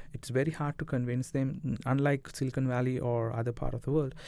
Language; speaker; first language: English; non-native, local second language; Tamil